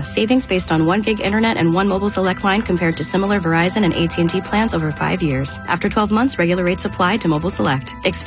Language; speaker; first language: English; native; English